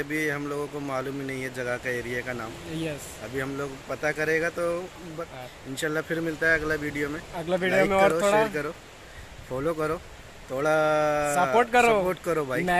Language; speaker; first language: Hindi; non-native, local second language; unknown